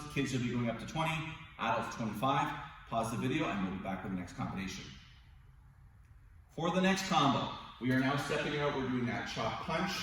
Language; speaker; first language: English; native; English